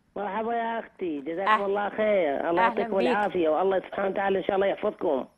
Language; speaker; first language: Arabic; native; Arabic